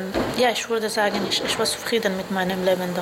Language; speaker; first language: German; non-native, learner; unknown